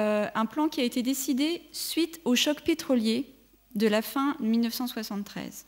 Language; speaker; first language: French; native; French